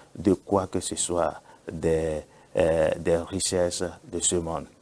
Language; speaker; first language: French; non-native, local second language; Yoruba